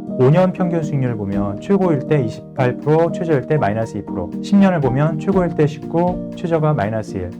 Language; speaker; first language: Korean; native; Korean